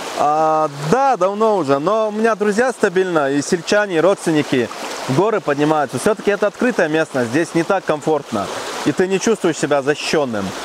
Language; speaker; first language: Russian; non-native, local second language; Chechen